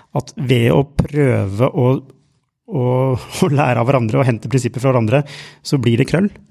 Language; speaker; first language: Norwegian; native; Norwegian